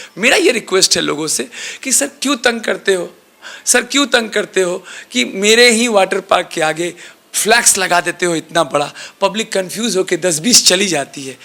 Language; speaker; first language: Hindi; native; Hindi